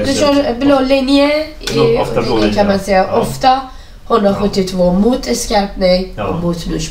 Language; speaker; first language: Swedish; non-native, fluent; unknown